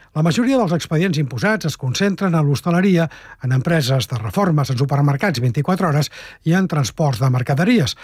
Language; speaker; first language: Catalan; native; Catalan